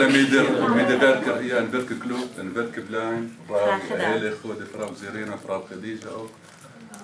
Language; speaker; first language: Dutch; non-native, learner; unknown